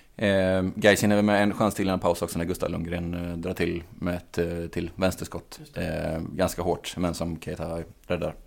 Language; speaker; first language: Swedish; native; Swedish